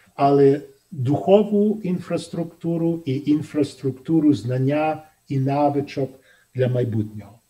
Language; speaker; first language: Ukrainian; early bilingual, heritage; Ukrainian